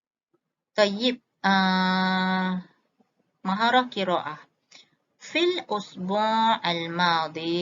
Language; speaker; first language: Arabic; non-native, fluent; Malay